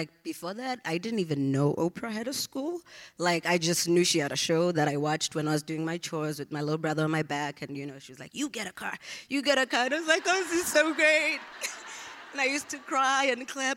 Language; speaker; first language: English; non-native, local second language; Zulu